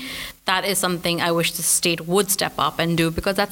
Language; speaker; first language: English; non-native, local second language; Urdu